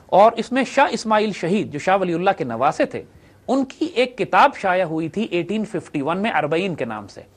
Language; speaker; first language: Urdu; native; Urdu